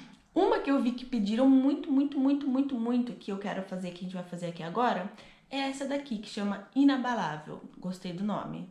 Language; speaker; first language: Portuguese; native; Portuguese